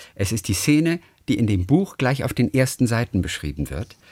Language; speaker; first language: German; native; German